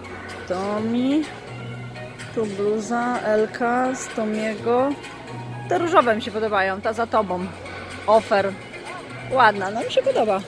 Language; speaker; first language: Polish; native; Polish